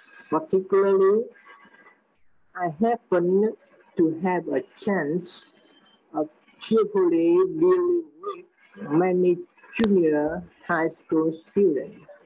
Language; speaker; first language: English; non-native, learner; Vietnamese